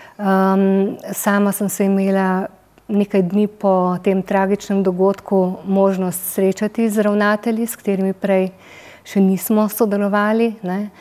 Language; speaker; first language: Slovenian; native; Slovenian